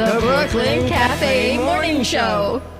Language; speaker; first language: English; native; English